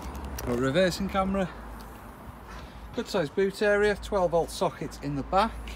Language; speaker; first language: English; native; English